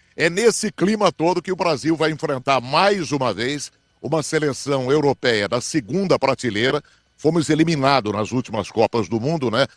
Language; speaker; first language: Portuguese; native; Portuguese